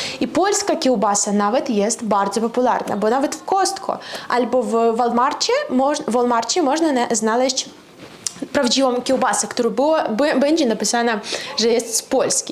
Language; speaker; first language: Polish; non-native, fluent; Russian